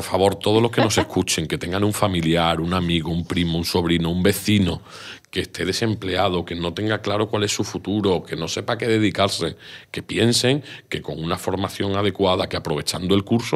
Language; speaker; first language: Spanish; native; Spanish